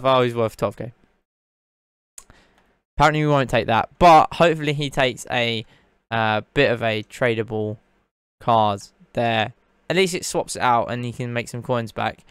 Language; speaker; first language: English; native; English